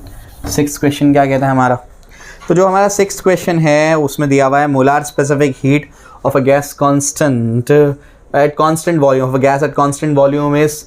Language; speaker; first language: Hindi; native; Hindi